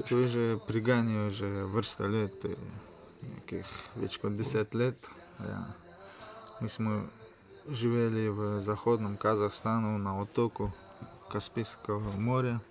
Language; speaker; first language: Slovenian; non-native, learner; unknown